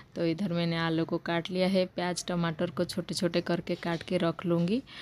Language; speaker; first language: Hindi; non-native, local second language; Odia